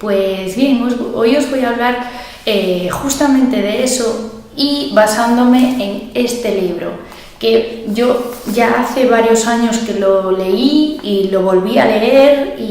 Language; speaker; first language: Spanish; native; Spanish